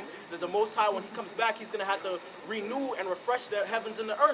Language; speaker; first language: English; native; English